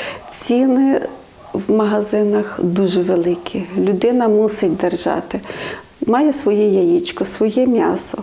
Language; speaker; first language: Ukrainian; native; Ukrainian